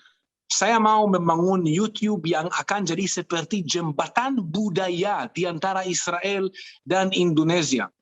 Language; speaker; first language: Indonesian; non-native, fluent; Hebrew